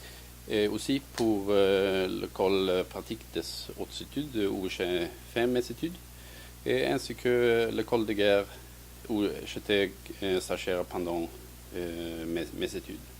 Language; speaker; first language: French; non-native, fluent; Swedish